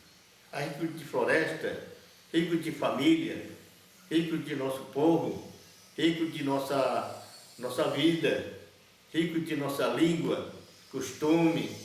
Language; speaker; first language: Portuguese; non-native, local second language; Yanomámi